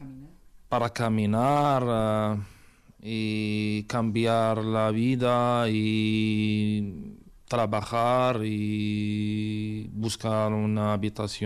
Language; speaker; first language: Spanish; non-native, learner; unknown